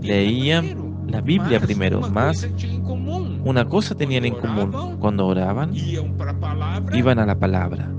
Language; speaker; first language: Spanish; non-native, fluent; Portuguese